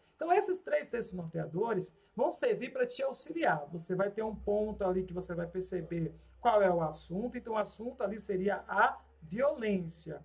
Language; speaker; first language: Portuguese; native; Portuguese